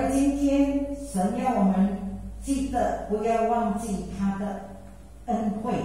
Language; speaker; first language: Chinese; early bilingual, heritage; Indonesian